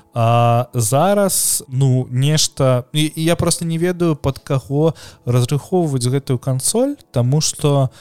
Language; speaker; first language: Belarusian; non-native, local second language; Russian